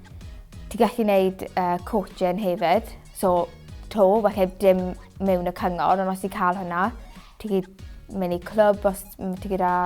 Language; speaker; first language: Welsh; native; Welsh